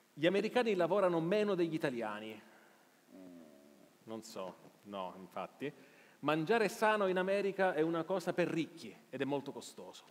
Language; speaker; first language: Italian; native; Italian